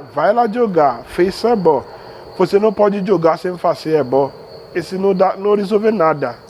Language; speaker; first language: Portuguese; non-native, learner; Yoruba